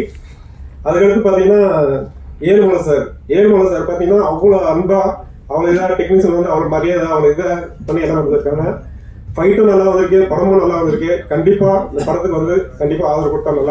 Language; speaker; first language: Tamil; native; Tamil